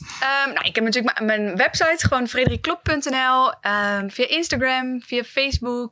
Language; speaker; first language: Dutch; native; Dutch